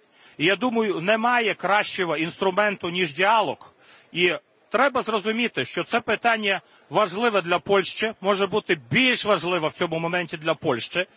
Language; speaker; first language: Ukrainian; non-native, fluent; Latvian